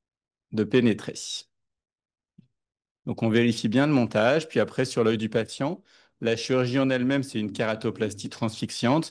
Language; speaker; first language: French; native; French